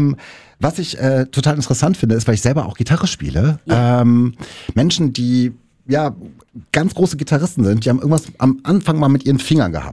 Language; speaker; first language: German; native; German